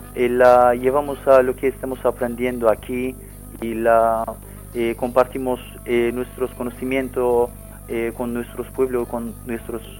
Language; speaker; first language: Spanish; non-native, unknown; Kurdish